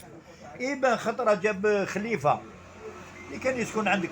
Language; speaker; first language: Arabic; native; Arabic